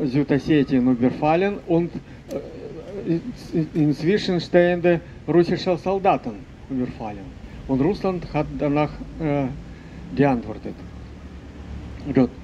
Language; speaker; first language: German; non-native, fluent; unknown